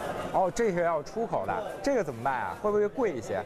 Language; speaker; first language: Chinese; native; Chinese